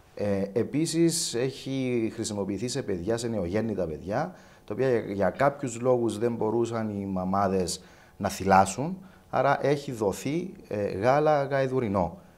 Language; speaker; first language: Greek; native; Greek